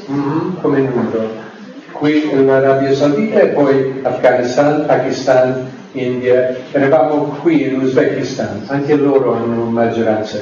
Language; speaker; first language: Italian; non-native, fluent; English